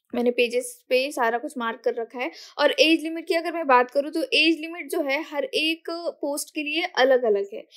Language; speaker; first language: Hindi; non-native, local second language; Marathi